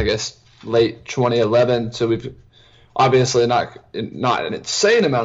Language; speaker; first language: English; native; English